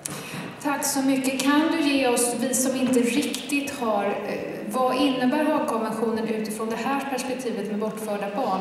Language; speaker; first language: Swedish; native; Swedish